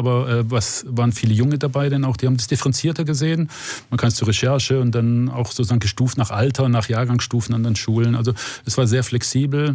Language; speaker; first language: German; native; German